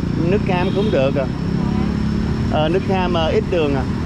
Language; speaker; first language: Vietnamese; non-native, learner; English